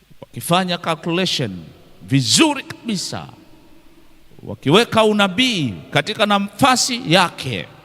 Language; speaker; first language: Swahili; native; Swahili